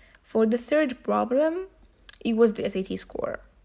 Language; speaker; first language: English; non-native, fluent; Arabic